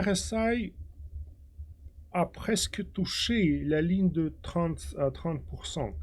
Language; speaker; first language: French; non-native, fluent; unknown